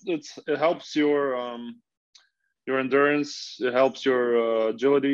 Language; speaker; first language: English; non-native, fluent; Slovenian